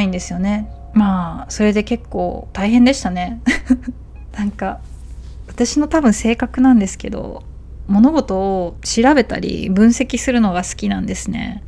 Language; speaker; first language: Japanese; native; Japanese